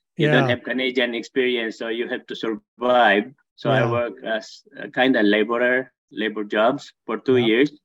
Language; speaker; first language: English; non-native, local second language; Filipino